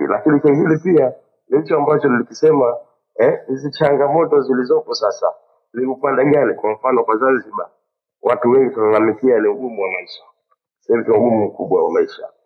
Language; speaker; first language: Swahili; native; Swahili